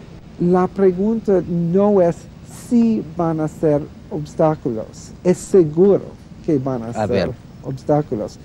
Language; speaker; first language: Spanish; non-native, fluent; English